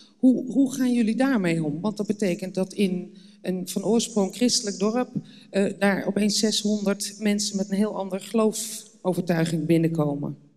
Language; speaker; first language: Dutch; native; Dutch